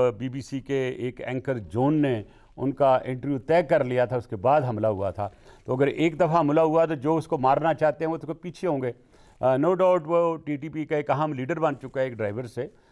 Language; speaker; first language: Urdu; non-native, local second language; Punjabi